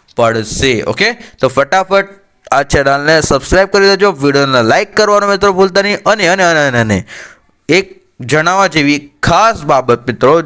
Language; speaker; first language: Gujarati; native; Gujarati